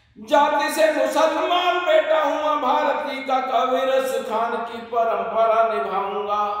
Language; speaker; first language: Hindi; native; Hindi